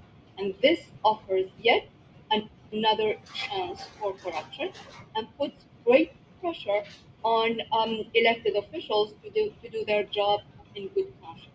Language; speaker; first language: English; non-native, local second language; Arabic